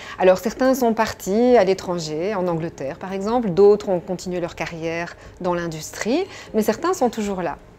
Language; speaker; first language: French; native; French